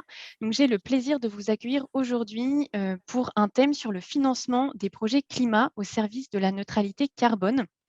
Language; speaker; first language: French; native; French